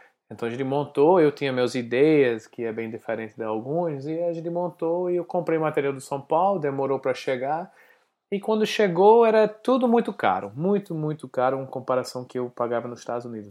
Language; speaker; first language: Portuguese; non-native, fluent; English